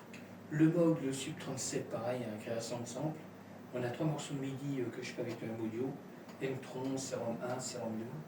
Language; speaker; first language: French; native; French